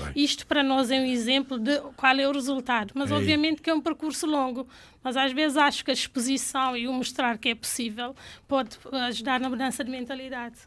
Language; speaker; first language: Portuguese; non-native, fluent; Fula